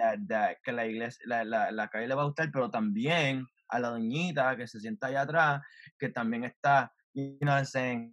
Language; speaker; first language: Spanish; early bilingual, heritage; Spanish